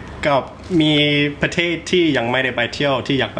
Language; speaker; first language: Thai; early bilingual, heritage; Thai